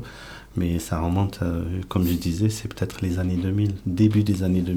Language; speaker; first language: French; native; French